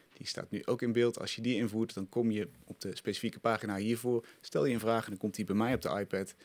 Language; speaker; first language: Dutch; native; Dutch